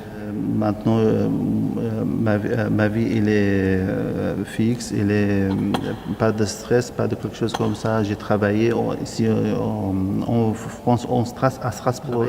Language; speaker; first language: French; non-native, learner; Arabic